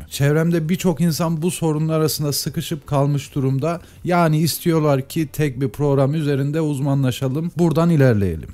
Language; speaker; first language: Turkish; native; Turkish